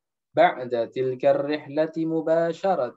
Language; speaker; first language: Arabic; non-native, fluent; Indonesian